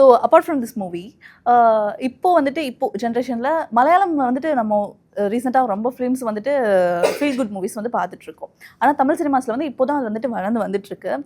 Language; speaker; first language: Tamil; native; Tamil